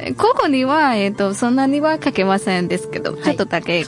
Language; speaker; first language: Japanese; non-native, learner; Burmese